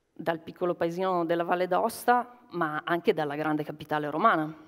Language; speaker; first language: Italian; native; Italian